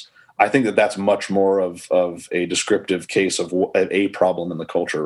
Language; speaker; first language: English; native; English